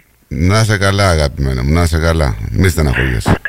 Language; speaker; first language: Greek; early bilingual, heritage; Greek